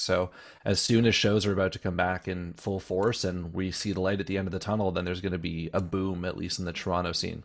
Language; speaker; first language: English; native; English